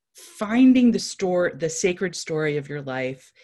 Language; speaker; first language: English; native; English